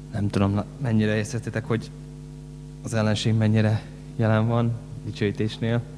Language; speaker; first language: Hungarian; native; Hungarian